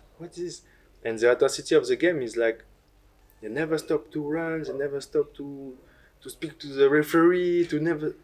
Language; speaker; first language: English; non-native, learner; French